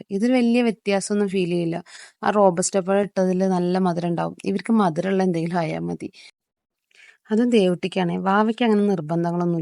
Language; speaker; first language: Malayalam; native; Malayalam